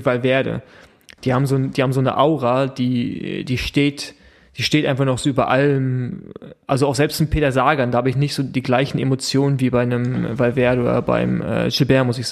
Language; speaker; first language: German; native; German